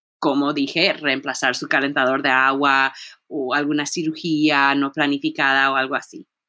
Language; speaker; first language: Spanish; early bilingual, heritage; Spanish